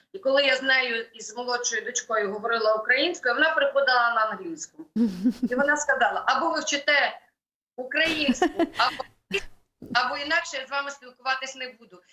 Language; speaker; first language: Ukrainian; native; Ukrainian